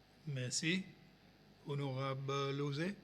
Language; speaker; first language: French; non-native, local second language; Seselwa Creole French